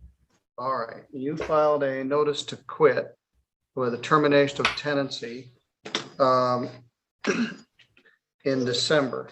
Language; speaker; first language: English; native; English